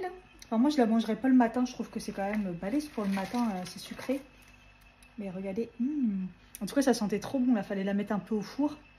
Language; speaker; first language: French; native; French